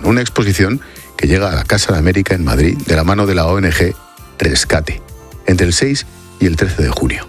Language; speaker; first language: Spanish; native; Spanish